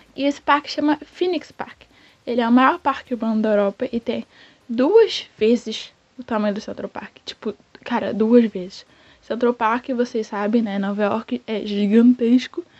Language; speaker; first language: Portuguese; native; Portuguese